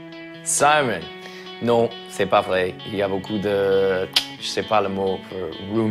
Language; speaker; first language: French; non-native, learner; English